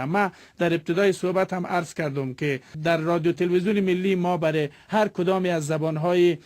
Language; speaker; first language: Persian; native; Persian